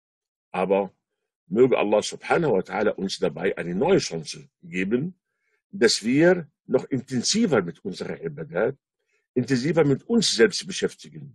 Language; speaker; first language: German; non-native, fluent; Arabic